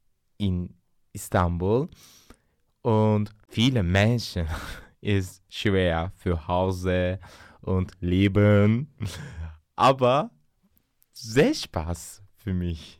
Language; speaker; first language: German; non-native, learner; Turkish